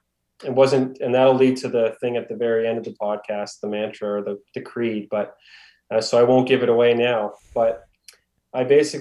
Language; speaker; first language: English; native; English